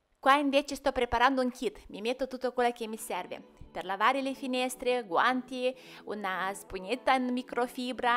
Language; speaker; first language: Italian; non-native, fluent; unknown